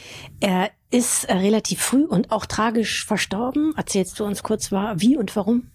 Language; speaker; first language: German; native; German